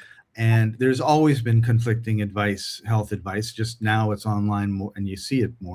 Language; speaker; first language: English; native; English